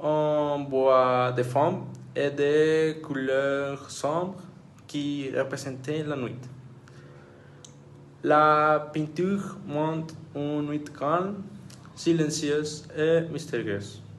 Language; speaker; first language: French; non-native, learner; Spanish